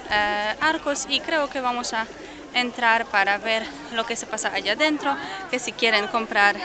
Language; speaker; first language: Spanish; non-native, fluent; Polish